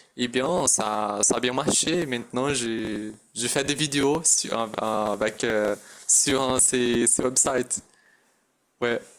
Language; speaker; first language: French; non-native, fluent; Portuguese